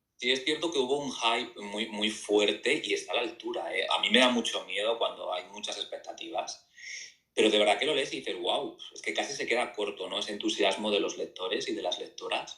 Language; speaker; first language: Spanish; native; Spanish